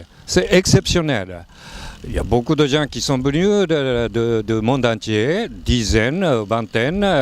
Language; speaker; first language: French; non-native, fluent; Japanese